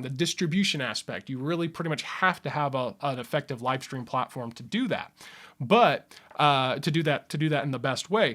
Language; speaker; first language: English; native; English